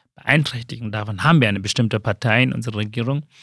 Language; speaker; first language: German; early bilingual, other home language; Sinhala